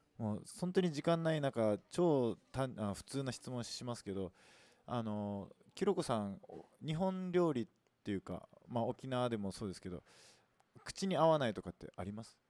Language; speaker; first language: Japanese; native; Japanese